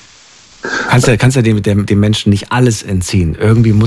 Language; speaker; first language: German; native; German